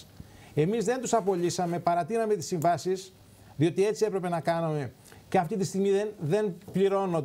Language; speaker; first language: Greek; native; Greek